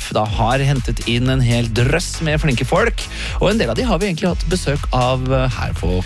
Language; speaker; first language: Norwegian; native; Norwegian